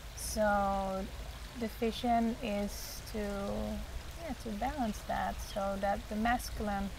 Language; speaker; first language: English; non-native, fluent; Dutch